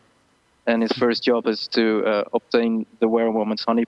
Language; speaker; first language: English; non-native, fluent; Dutch